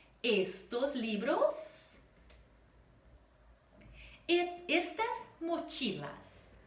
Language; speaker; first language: Spanish; non-native, fluent; Portuguese